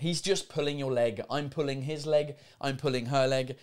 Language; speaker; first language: English; native; English